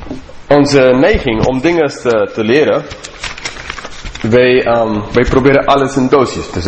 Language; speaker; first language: Dutch; non-native, fluent; English